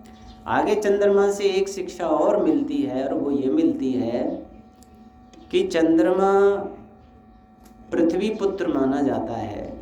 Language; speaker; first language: Hindi; native; Hindi